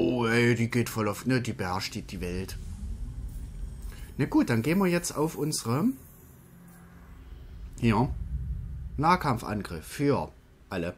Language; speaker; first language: German; native; German